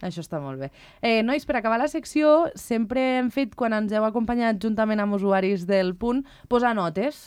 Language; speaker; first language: Catalan; native; Catalan